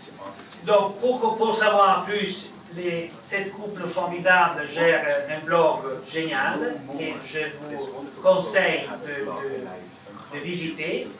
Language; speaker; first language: French; non-native, fluent; Italian